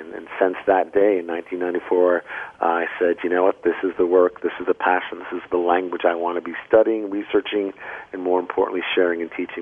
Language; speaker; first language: English; native; English